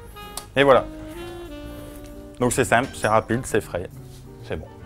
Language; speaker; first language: French; native; French